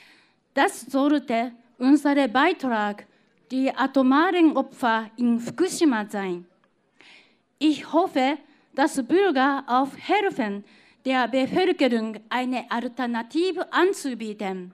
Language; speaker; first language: German; non-native, fluent; Japanese